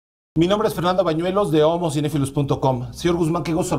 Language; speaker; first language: Spanish; native; Spanish